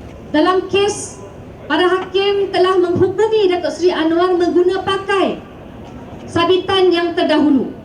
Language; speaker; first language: Malay; native; Malay